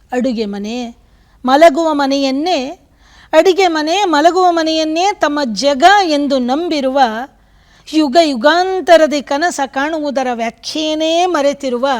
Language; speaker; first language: Kannada; native; Kannada